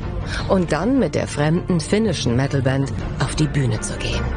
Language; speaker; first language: German; native; German